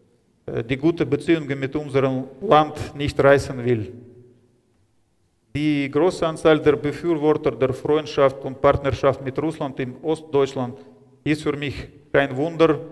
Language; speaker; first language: German; non-native, fluent; Russian